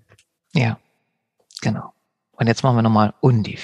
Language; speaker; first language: German; native; German